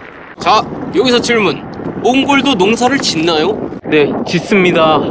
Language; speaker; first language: Korean; native; Korean